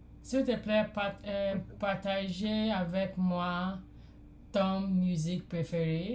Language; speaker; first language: French; non-native, learner; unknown